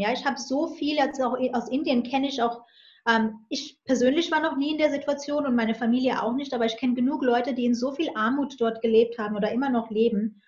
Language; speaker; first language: German; non-native, fluent; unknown